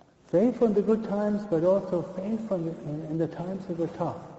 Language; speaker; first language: English; native; English